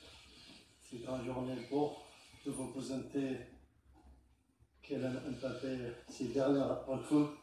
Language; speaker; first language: French; non-native, learner; Arabic